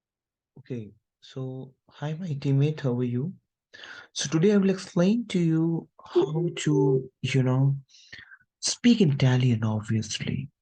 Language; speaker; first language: English; non-native, local second language; Hindi